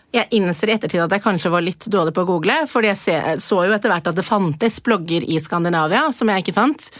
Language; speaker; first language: Norwegian; early bilingual, other home language; Persian